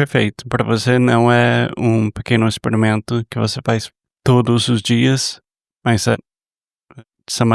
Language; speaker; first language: Portuguese; non-native, fluent; English